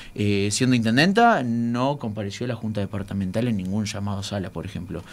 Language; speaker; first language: Spanish; native; Spanish